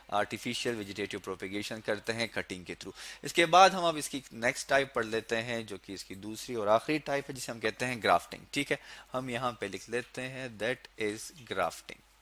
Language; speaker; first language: Urdu; native; Urdu